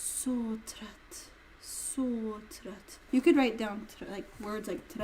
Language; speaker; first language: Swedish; non-native, learner; English